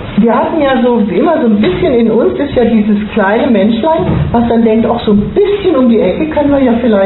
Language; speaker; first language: German; native; German